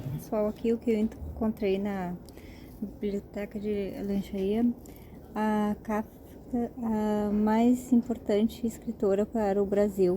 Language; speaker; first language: Portuguese; native; Portuguese